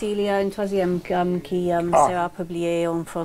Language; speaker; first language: French; non-native, learner; English